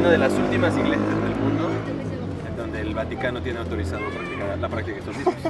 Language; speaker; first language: Spanish; native; Spanish